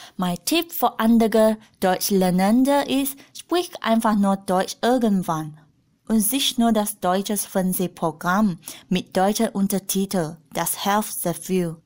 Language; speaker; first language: German; non-native, learner; Malay